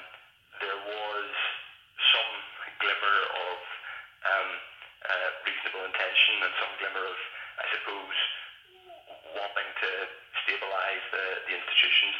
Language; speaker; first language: English; native; English